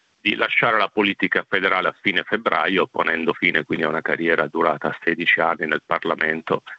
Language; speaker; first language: Italian; native; Italian